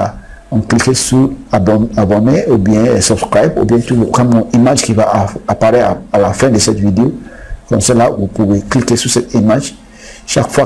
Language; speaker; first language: French; non-native, fluent; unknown